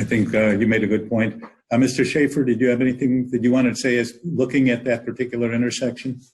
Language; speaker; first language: English; native; English